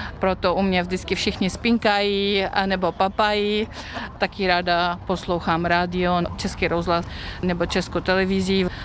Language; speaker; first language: Czech; non-native, fluent; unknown